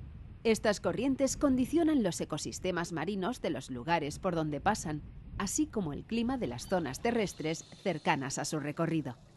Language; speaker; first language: Spanish; native; Spanish